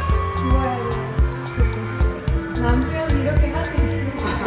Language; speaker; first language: Korean; non-native, learner; Spanish